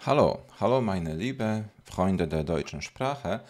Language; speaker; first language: German; non-native, fluent; Polish